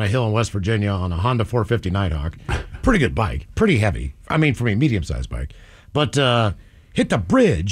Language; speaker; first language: English; native; English